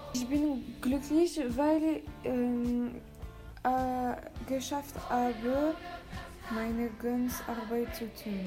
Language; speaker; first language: German; non-native, learner; French